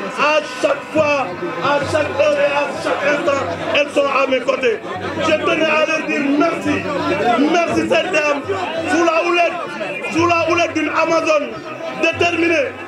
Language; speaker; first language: French; non-native, local second language; Wolof